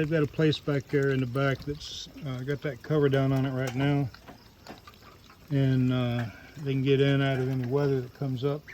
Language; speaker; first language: English; native; English